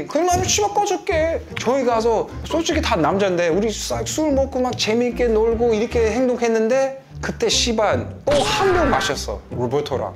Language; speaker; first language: Korean; non-native, fluent; English